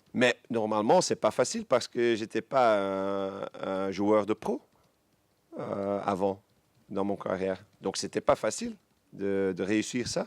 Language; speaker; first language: French; non-native, local second language; Dutch